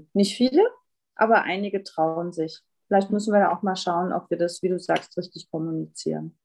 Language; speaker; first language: German; native; German